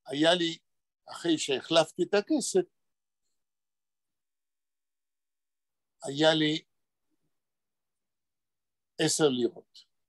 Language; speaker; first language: Hebrew; non-native, fluent; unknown